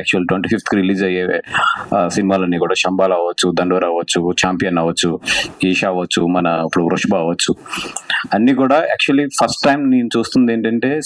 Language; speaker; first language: Telugu; native; Telugu